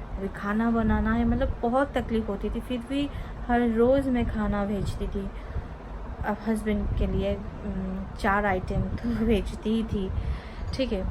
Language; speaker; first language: Hindi; non-native, local second language; Bangla